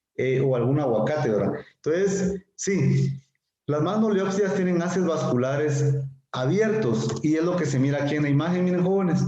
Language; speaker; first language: Spanish; native; Spanish